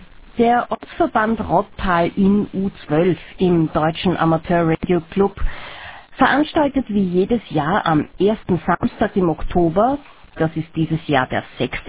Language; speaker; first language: German; native; German